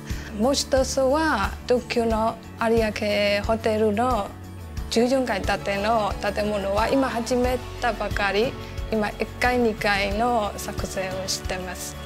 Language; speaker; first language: Japanese; non-native, fluent; Burmese